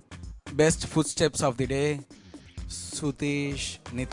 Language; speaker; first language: Malayalam; non-native, learner; Tamil